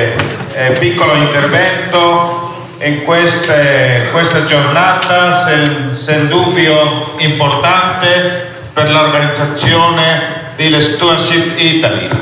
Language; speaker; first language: Italian; non-native, learner; Spanish